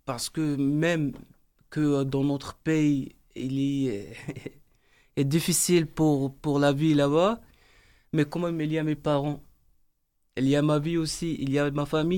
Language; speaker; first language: French; non-native, learner; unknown